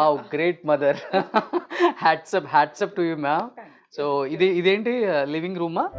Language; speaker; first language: Telugu; native; Telugu